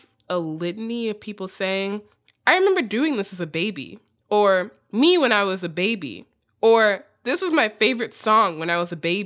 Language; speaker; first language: English; native; English